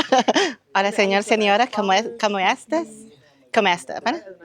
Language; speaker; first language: Spanish; non-native, learner; Filipino